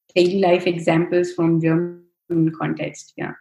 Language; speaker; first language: English; non-native, local second language; Hindi